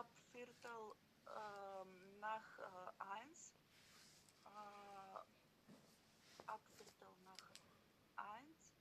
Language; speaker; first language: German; non-native, learner; Macedonian